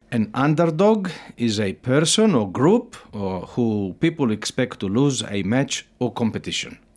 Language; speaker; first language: English; native; English